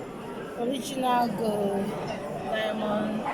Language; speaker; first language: English; non-native, learner; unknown